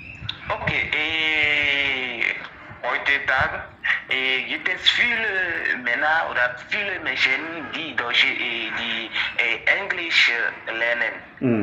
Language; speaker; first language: German; non-native, learner; French